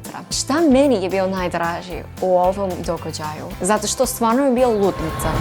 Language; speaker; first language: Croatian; non-native, learner; English